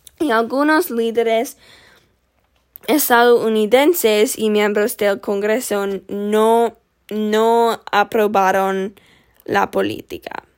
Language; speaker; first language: Spanish; non-native, learner; English